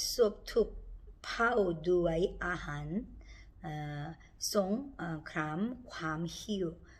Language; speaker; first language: Thai; non-native, learner; Korean